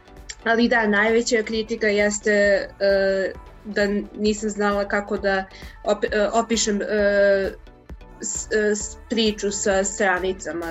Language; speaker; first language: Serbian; early bilingual, heritage; English